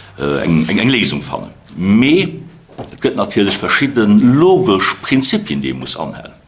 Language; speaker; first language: Luxembourgish; native; Luxembourgish